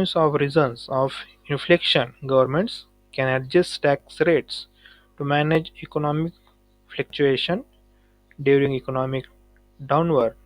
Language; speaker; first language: English; non-native, local second language; Marathi